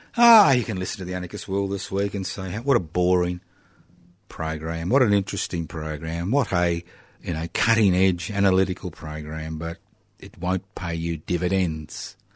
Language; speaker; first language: English; early bilingual, other home language; Italian